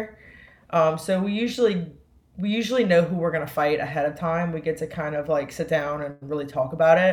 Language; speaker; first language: English; native; English